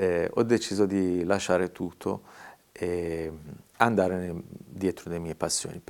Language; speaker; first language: Italian; non-native, fluent; Persian